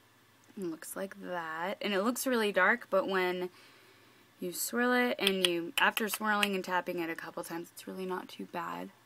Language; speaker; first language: English; native; English